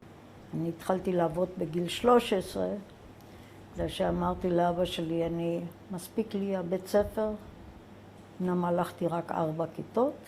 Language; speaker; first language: Hebrew; non-native, fluent; German